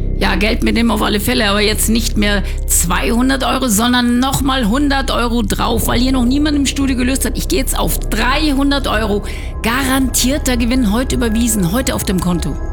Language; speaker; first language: German; native; German